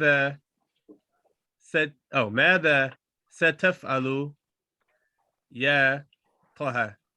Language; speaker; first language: Arabic; non-native, learner; English